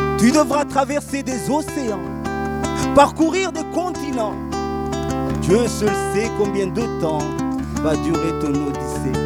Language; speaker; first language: French; native; French